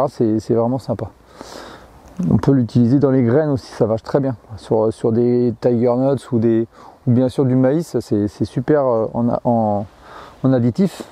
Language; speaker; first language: French; native; French